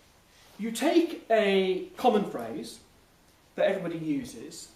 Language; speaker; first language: English; native; English